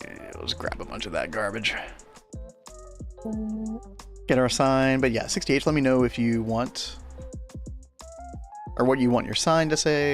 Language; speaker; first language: English; native; English